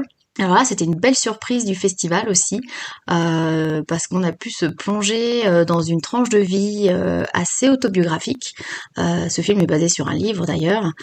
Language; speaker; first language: French; native; French